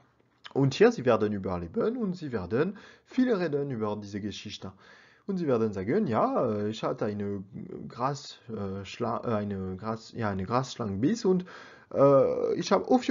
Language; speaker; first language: German; non-native, learner; French